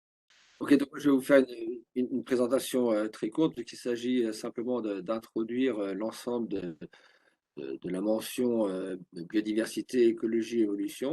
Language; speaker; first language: French; native; French